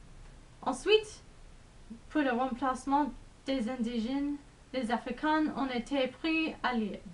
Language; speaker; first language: French; non-native, learner; English